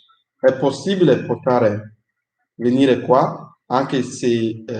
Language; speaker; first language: Italian; non-native, fluent; English